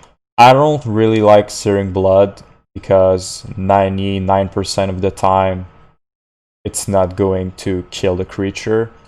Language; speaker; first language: English; non-native, fluent; French